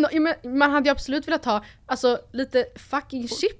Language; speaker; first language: Swedish; native; Swedish